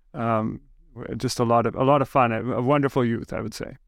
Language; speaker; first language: English; early bilingual, other home language; German